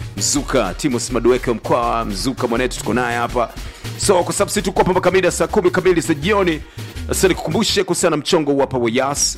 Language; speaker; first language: Swahili; native; Swahili